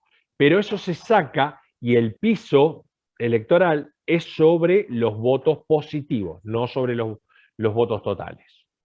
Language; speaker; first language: Spanish; native; Spanish